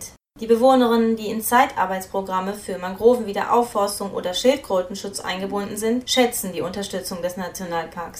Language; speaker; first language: German; native; German